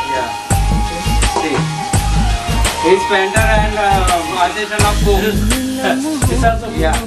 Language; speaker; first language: English; non-native, learner; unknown